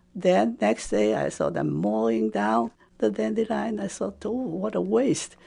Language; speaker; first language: English; non-native, fluent; Japanese